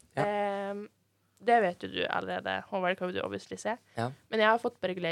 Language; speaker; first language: Norwegian; native; Norwegian